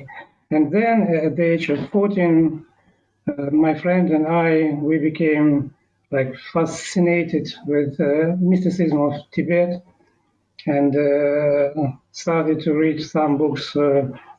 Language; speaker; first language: English; non-native, learner; Ukrainian